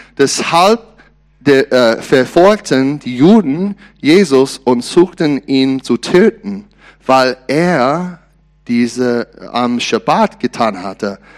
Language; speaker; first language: German; non-native, learner; English